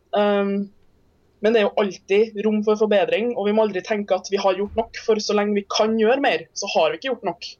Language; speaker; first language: Norwegian; native; Norwegian